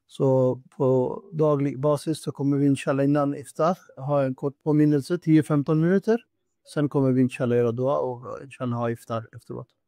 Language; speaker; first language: Swedish; non-native, fluent; Urdu